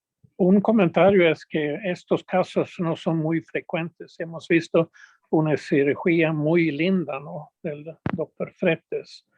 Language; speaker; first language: Spanish; non-native, fluent; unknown